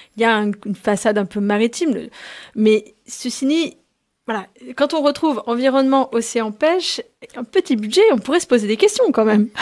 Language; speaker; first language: French; native; French